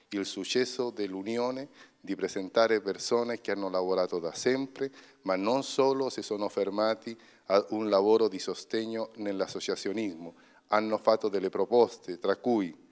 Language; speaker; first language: Italian; non-native, fluent; Spanish